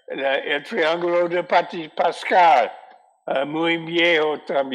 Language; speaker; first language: Spanish; non-native, learner; English